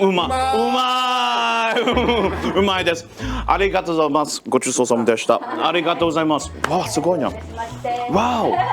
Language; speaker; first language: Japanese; non-native, learner; English